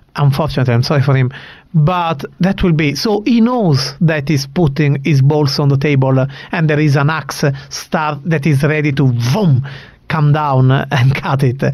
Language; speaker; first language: English; non-native, fluent; Italian